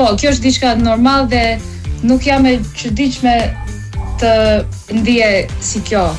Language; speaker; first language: Albanian; early bilingual, heritage; English